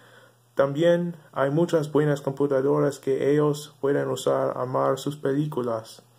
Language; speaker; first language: Spanish; non-native, learner; English